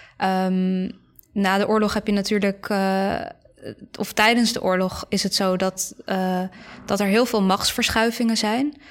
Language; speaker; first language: Dutch; early bilingual, other home language; Bosnian